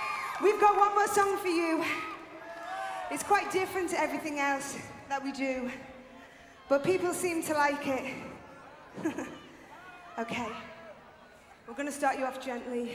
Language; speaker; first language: English; native; English